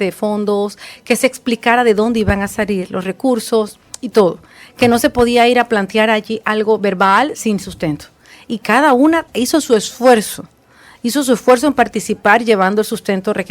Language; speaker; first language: Spanish; native; Spanish